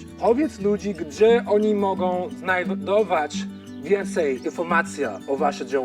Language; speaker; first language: Polish; non-native, learner; English